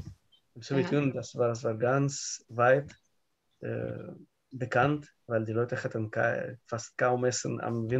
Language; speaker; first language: German; non-native, learner; Russian